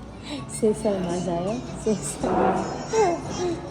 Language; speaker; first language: Korean; non-native, learner; Filipino